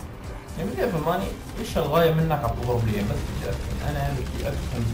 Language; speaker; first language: Arabic; native; Arabic